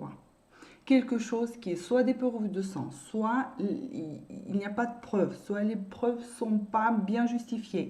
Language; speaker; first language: French; non-native, fluent; Russian